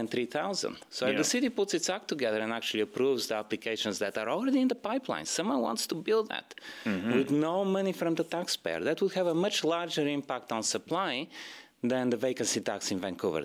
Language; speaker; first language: English; non-native, fluent; Bulgarian